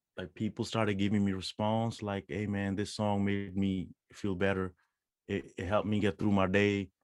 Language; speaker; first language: English; non-native, local second language; Punjabi